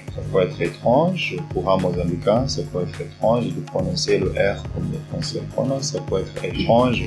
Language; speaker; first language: French; non-native, fluent; Portuguese